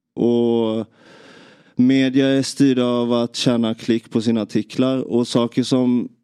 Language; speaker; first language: Swedish; native; Swedish